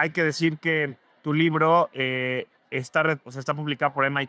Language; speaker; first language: Spanish; native; Spanish